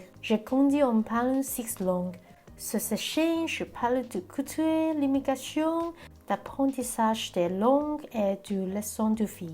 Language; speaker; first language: French; non-native, learner; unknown